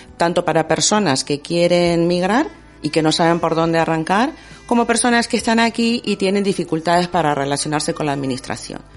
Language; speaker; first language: Spanish; native; Spanish